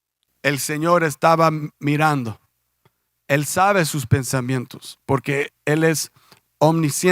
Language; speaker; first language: Spanish; early bilingual, heritage; Spanish